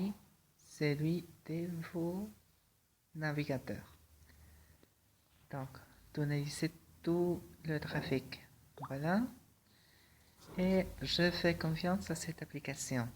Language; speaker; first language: French; non-native, fluent; Spanish